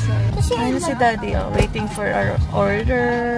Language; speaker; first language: Filipino; native; Filipino